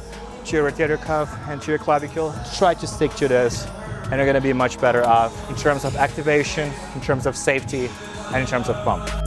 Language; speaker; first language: English; non-native, fluent; Portuguese